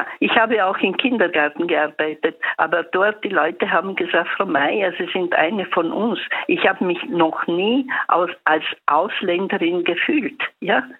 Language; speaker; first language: German; early bilingual, other home language; Italian